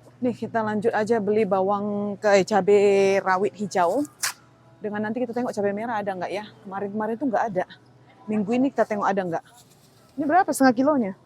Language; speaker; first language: Indonesian; native; Indonesian